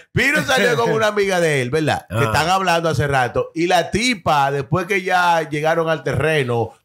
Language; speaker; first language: Spanish; native; Spanish